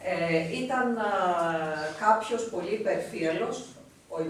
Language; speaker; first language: Greek; native; Greek